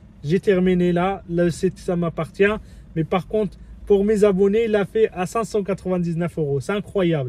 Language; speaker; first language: French; non-native, fluent; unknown